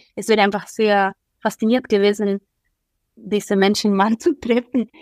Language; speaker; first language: German; non-native, fluent; Spanish